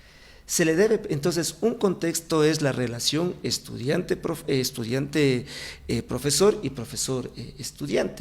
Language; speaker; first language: Spanish; native; Spanish